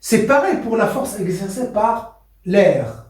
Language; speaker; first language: French; non-native, local second language; Arabic